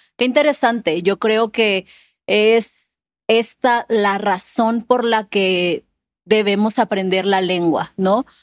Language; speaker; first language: Spanish; native; Spanish